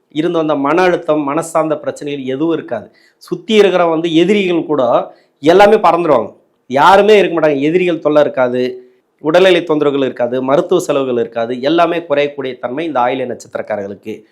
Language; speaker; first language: Tamil; native; Tamil